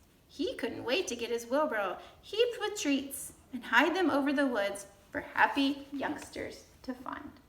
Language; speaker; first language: English; native; English